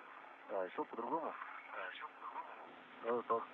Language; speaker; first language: Russian; native; Russian